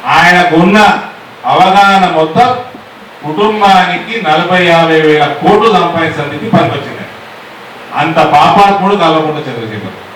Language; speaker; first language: Telugu; native; Telugu